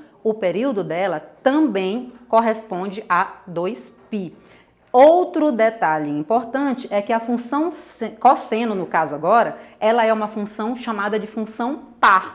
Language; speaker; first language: Portuguese; native; Portuguese